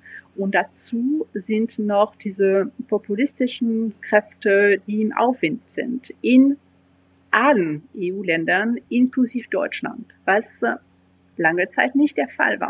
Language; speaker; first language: German; non-native, fluent; French